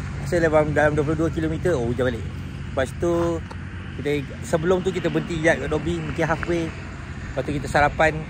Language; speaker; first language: Malay; native; Malay